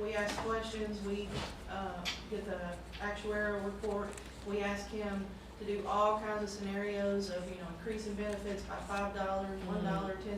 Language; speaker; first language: English; native; English